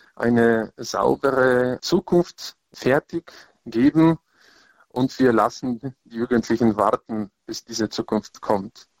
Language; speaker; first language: German; non-native, fluent; Polish